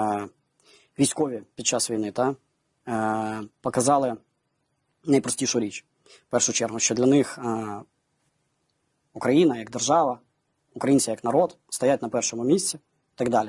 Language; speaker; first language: Ukrainian; native; Ukrainian